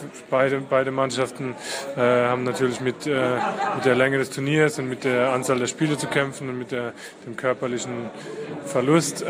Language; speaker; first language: German; native; German